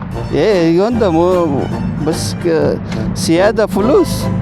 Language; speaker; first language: Arabic; non-native, learner; Filipino